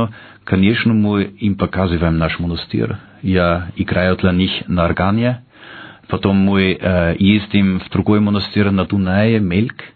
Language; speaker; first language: Russian; non-native, fluent; German